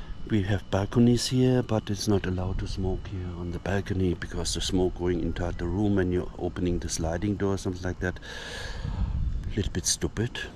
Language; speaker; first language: English; non-native, fluent; German